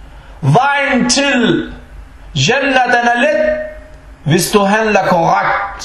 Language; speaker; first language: Danish; early bilingual, other home language; Arabic